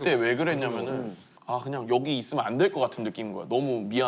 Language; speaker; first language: Korean; native; Korean